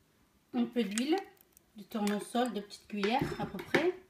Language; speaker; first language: French; non-native, local second language; Arabic